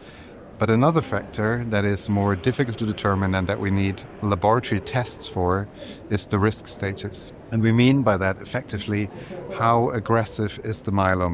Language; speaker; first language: English; non-native, fluent; German